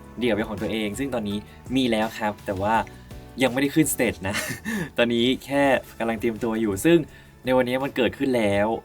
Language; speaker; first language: Thai; native; Thai